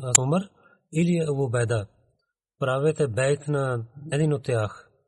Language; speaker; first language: Bulgarian; non-native, fluent; Urdu